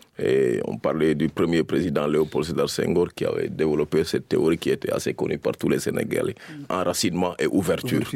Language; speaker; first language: French; non-native, local second language; Serer